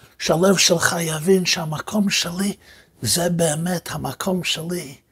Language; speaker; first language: Hebrew; non-native, fluent; English